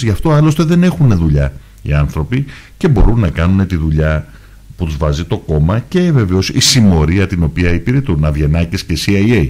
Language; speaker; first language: Greek; native; Greek